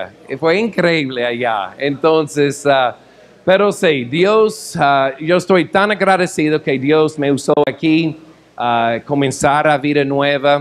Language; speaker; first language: Spanish; non-native, fluent; English